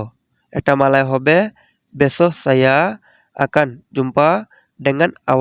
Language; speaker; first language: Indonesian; non-native, learner; Bangla